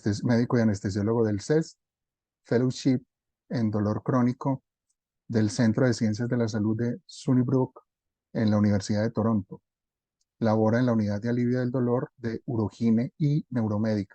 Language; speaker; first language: Spanish; native; Spanish